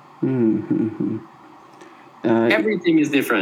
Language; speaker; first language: English; non-native, fluent; Malay